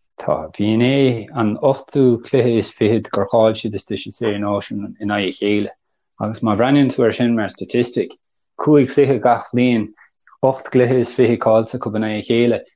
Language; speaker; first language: Irish; native; Irish